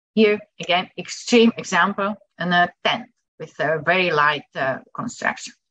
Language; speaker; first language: English; non-native, fluent; Dutch